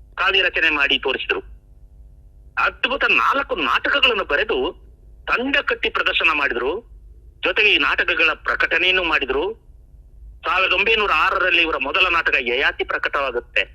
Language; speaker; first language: Kannada; non-native, local second language; Kodava